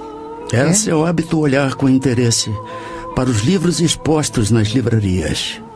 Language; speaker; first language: Portuguese; native; Portuguese